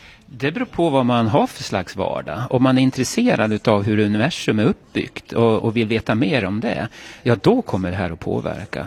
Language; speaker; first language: Swedish; native; Swedish